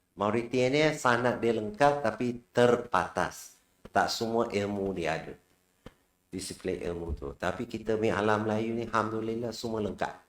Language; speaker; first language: Malay; non-native, local second language; Chinese